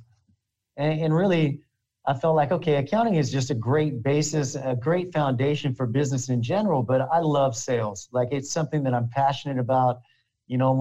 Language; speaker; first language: English; native; English